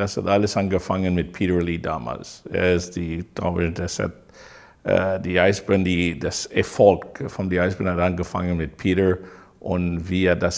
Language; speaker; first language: German; non-native, fluent; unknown